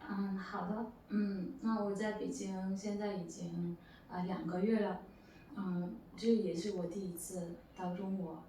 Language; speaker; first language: Chinese; non-native, fluent; Malagasy